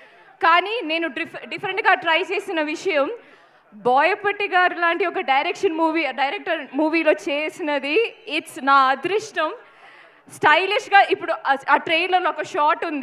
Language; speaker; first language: Telugu; non-native, fluent; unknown